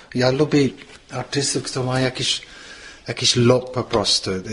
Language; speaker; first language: Polish; non-native, fluent; English